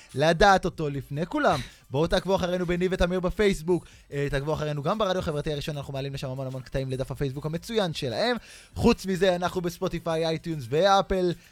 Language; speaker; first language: Hebrew; native; Hebrew